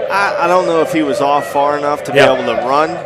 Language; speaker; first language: English; native; English